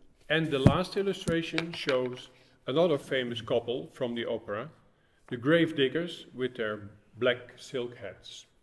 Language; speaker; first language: English; non-native, fluent; Dutch